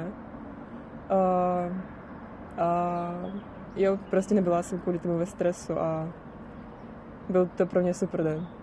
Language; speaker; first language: Czech; non-native, fluent; Russian